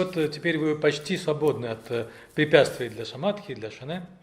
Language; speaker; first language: Russian; native; Russian